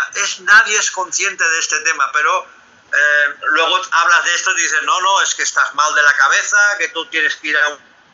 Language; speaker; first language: Spanish; native; Spanish